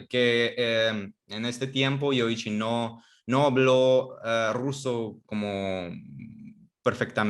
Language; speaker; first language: Spanish; non-native, fluent; Russian